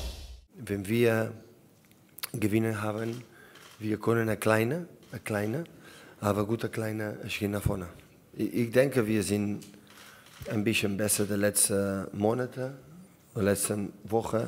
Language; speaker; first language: German; non-native, learner; Catalan